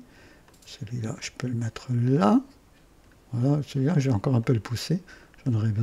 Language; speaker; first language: French; native; French